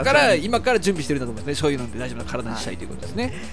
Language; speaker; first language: Japanese; native; Japanese